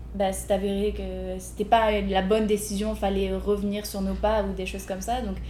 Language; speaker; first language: French; native; French